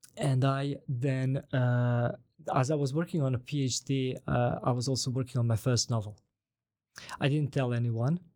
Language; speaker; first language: English; non-native, fluent; Bosnian